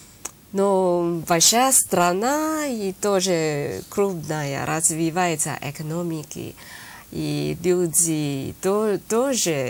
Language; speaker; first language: Russian; non-native, learner; Chinese